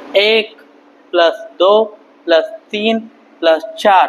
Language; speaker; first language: Hindi; non-native, local second language; Marathi